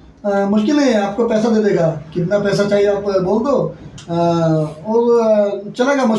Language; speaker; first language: Hindi; non-native, fluent; Bangla